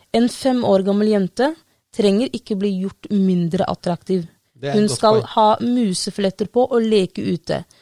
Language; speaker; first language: Norwegian; non-native, fluent; Somali